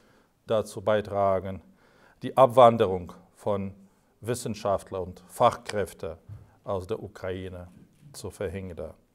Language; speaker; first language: German; non-native, fluent; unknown